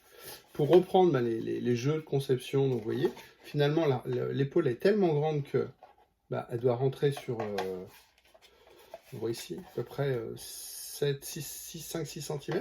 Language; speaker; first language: French; native; French